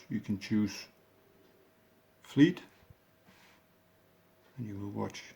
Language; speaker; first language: English; non-native, fluent; Danish